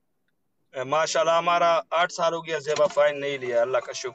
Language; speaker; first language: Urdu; non-native, local second language; Pashto